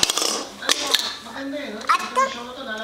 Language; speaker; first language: Filipino; native; Filipino